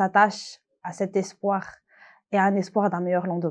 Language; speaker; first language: French; non-native, local second language; Malagasy